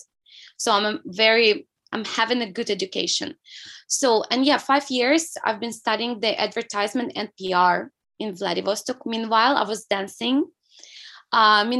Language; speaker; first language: English; non-native, fluent; Russian